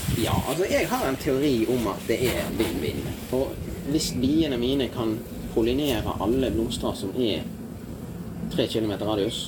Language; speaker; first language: Norwegian; native; Norwegian